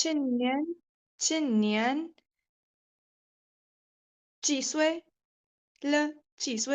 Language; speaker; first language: Chinese; non-native, learner; Urdu